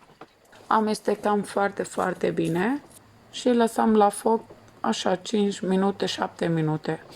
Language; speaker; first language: Romanian; non-native, learner; Arabic